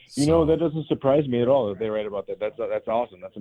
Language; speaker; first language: English; native; English